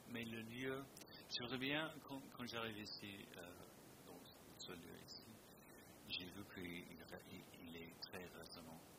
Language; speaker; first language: French; non-native, fluent; English